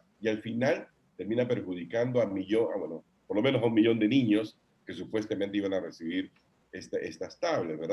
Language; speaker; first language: Spanish; native; Spanish